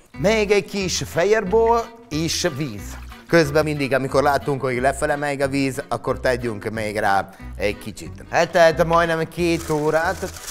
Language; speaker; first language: Hungarian; non-native, fluent; Italian